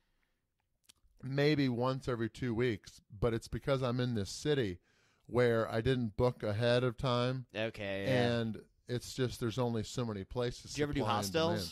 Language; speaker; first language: English; native; English